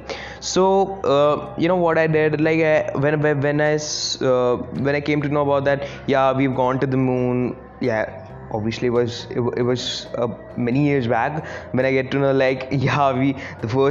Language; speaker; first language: English; non-native, local second language; Hindi